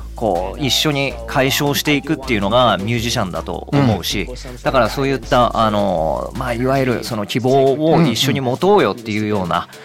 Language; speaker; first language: Japanese; native; Japanese